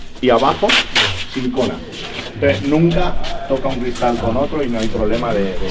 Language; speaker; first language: Spanish; native; Spanish